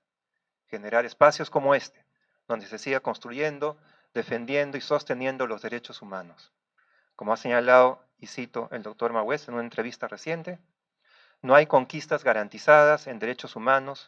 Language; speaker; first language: Spanish; native; Spanish